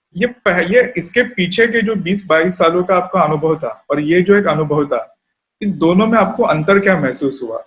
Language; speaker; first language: Hindi; non-native, local second language; Marathi